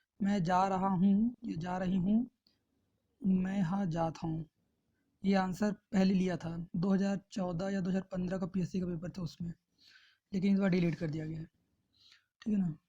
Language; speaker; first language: Hindi; native; Hindi